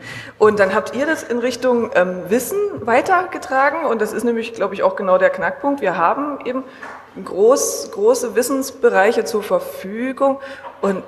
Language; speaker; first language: German; native; German